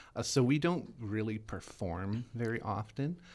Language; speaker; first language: English; native; English